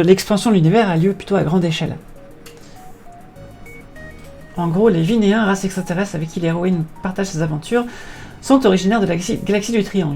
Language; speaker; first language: French; native; French